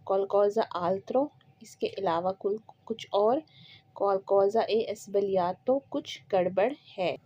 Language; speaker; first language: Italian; non-native, fluent; Urdu